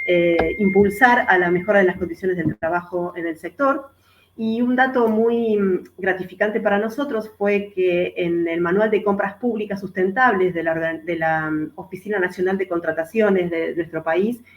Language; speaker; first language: Spanish; native; Spanish